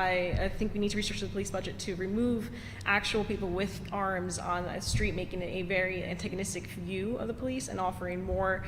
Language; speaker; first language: English; early bilingual, other home language; Italian